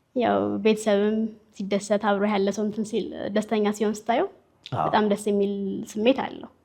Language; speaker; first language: Amharic; native; Amharic